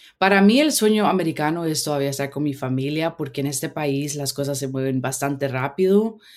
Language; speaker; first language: Spanish; early bilingual, heritage; Spanish